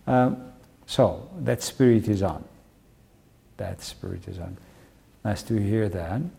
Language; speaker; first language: English; non-native, fluent; Mongolian